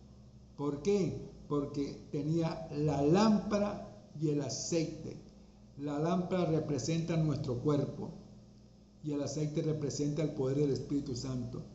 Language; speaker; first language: Spanish; native; Spanish